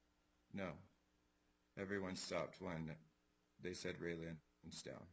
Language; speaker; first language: English; native; English